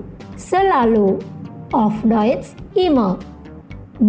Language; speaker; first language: German; non-native, fluent; Indonesian